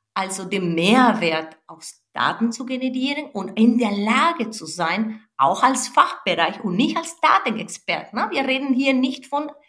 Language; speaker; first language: German; non-native, fluent; Spanish